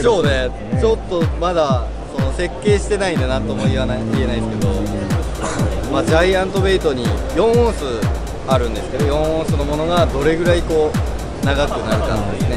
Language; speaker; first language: Japanese; native; Japanese